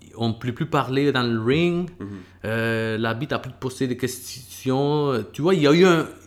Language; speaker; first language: French; early bilingual, other home language; Spanish